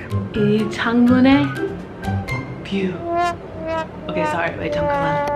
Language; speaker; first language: Korean; non-native, fluent; English